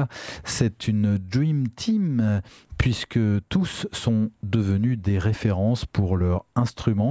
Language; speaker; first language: French; native; French